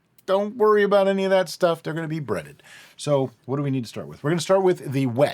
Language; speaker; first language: English; native; English